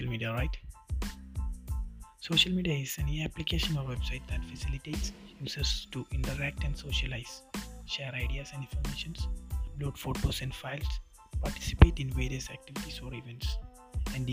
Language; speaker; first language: English; non-native, local second language; Malayalam